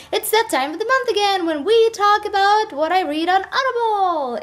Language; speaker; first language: English; non-native, fluent; Russian